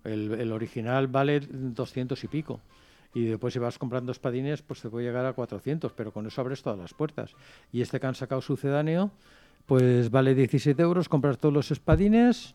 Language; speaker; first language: Spanish; non-native, local second language; Catalan